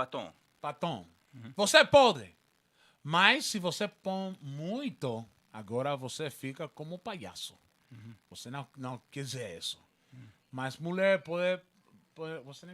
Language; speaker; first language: Portuguese; non-native, learner; Spanish